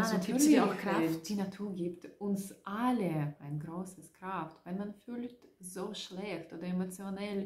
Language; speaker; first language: German; non-native, learner; Russian